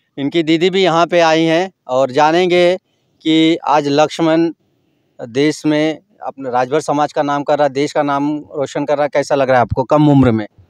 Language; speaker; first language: Hindi; native; Hindi